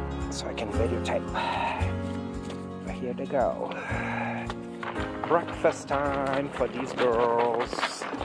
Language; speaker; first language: English; non-native, fluent; Portuguese